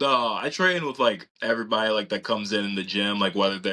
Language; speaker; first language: English; native; English